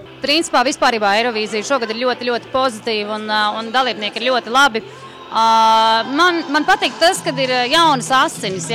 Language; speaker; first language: Latvian; native; Latvian